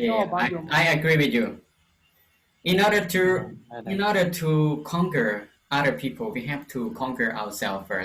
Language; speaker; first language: English; non-native, fluent; Lao